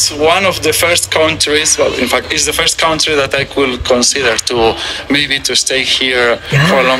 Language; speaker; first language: English; non-native, fluent; Spanish